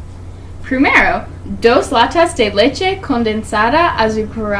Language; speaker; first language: Spanish; non-native, learner; English